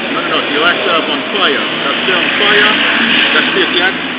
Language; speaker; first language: German; non-native, learner; English